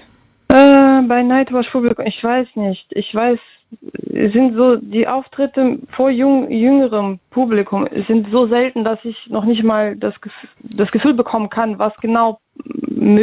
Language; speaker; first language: German; early bilingual, other home language; Russian